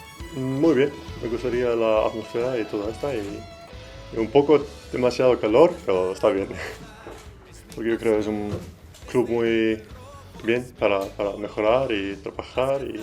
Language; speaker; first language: Spanish; non-native, learner; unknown